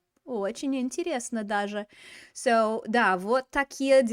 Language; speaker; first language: Russian; non-native, fluent; English